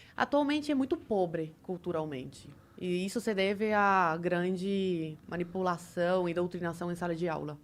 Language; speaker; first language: Portuguese; non-native, fluent; Spanish